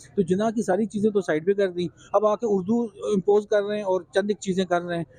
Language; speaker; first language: Urdu; non-native, local second language; Kashmiri